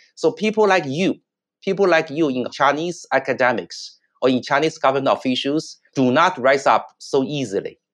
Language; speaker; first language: English; non-native, fluent; Chinese